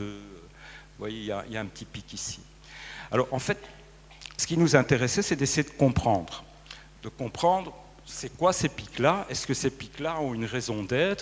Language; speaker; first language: French; native; French